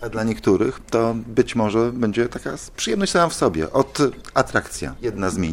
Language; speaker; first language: Polish; native; Polish